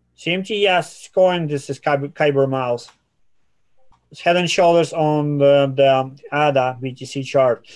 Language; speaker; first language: English; non-native, fluent; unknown